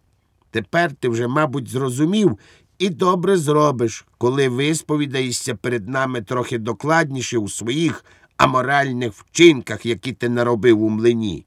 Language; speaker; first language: Ukrainian; native; Ukrainian